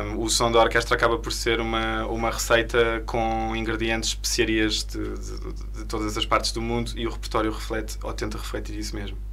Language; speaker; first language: Portuguese; native; Portuguese